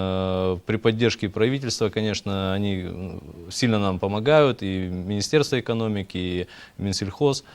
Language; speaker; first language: Russian; native; Russian